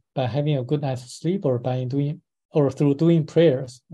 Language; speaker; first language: English; non-native, fluent; Chinese